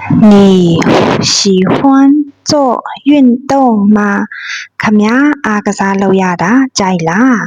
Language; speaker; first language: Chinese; non-native, fluent; Burmese